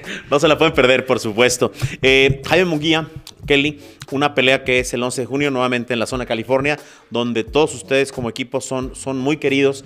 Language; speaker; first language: Spanish; native; Spanish